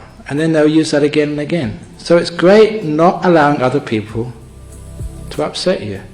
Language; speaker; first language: English; native; English